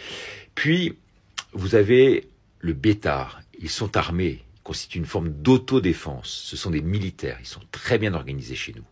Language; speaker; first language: French; native; French